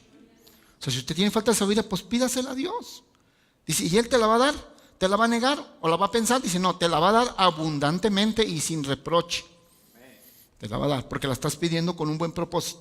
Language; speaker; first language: Spanish; native; Spanish